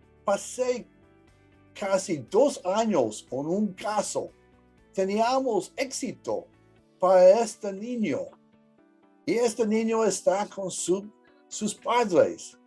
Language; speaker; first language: Spanish; early bilingual, heritage; English